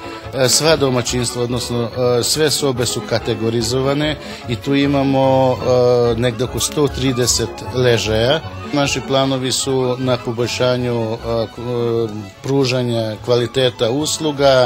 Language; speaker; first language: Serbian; non-native, local second language; Hungarian